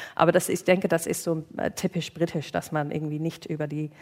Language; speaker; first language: German; non-native, fluent; English